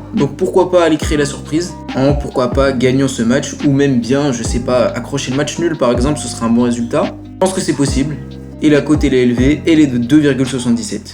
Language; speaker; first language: French; native; French